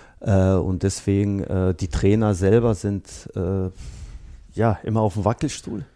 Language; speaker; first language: German; early bilingual, other home language; Bosnian